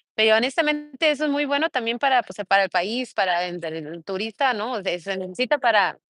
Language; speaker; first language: Spanish; early bilingual, heritage; Spanish